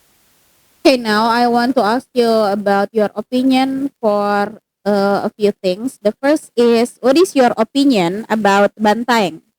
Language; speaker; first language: English; non-native, fluent; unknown